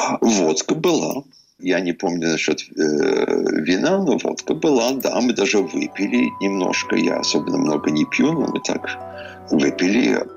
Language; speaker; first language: Russian; early bilingual, heritage; English